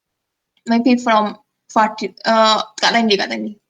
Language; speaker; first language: English; non-native, fluent; Indonesian